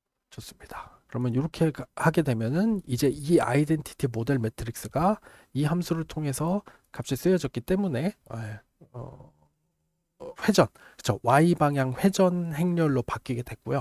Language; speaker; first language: Korean; native; Korean